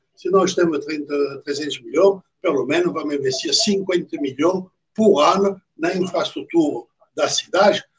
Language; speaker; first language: Portuguese; non-native, fluent; French